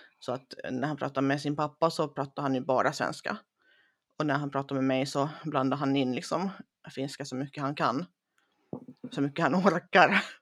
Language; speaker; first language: Swedish; early bilingual, other home language; Finnish